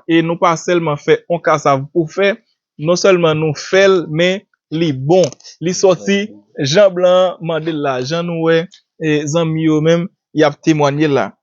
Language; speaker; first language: Haitian Creole; native; Haitian Creole